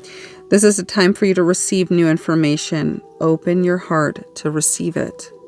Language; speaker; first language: English; native; English